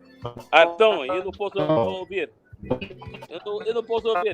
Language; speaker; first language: Portuguese; non-native, learner; English